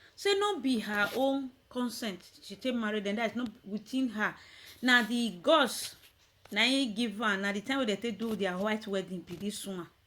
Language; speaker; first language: Nigerian Pidgin; native; Nigerian Pidgin